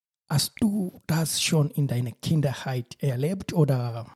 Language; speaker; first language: German; non-native, learner; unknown